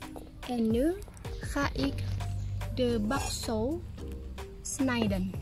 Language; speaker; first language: Dutch; non-native, learner; Indonesian